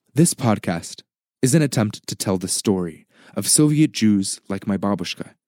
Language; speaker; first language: English; native; English